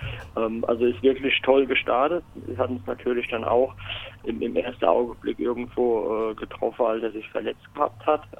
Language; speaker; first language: German; native; German